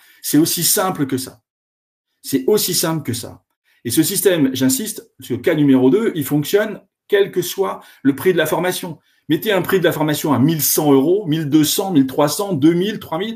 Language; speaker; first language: French; native; French